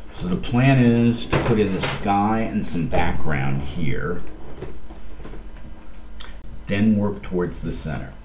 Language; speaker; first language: English; native; English